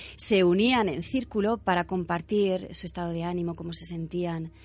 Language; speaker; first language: Spanish; native; Spanish